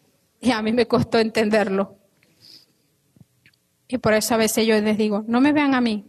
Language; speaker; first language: Spanish; native; Spanish